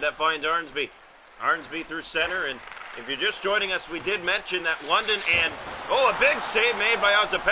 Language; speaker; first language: English; native; English